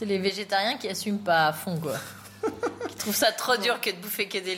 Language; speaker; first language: French; native; French